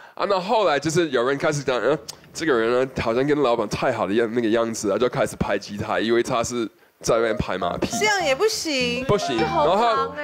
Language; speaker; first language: Chinese; non-native, fluent; English